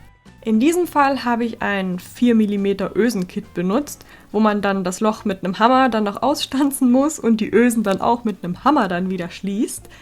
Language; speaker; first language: German; native; German